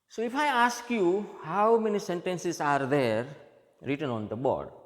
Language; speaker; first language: English; non-native, local second language; Gujarati